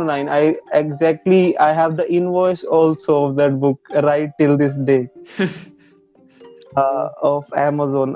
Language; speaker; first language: English; non-native, local second language; Hindi